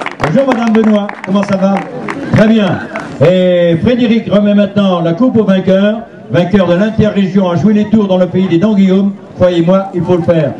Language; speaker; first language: French; native; French